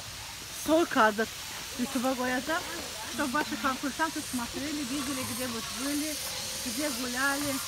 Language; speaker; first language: Russian; non-native, fluent; Azerbaijani